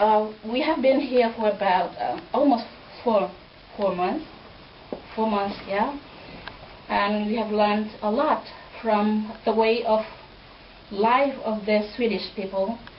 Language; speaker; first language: English; non-native, fluent; Indonesian